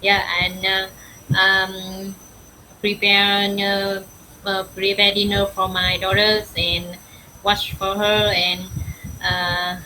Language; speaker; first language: English; non-native, learner; Vietnamese